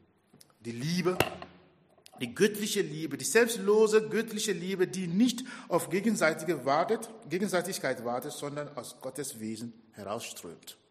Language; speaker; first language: German; non-native, fluent; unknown